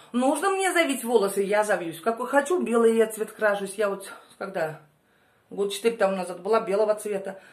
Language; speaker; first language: Russian; native; Russian